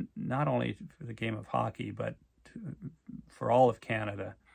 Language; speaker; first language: English; native; English